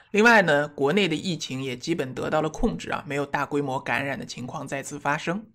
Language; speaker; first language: Chinese; native; Chinese